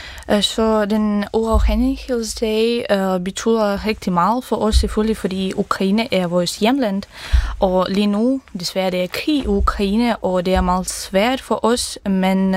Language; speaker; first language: Danish; early bilingual, other home language; Ukrainian